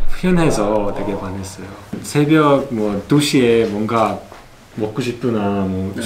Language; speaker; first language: Korean; non-native, fluent; Finnish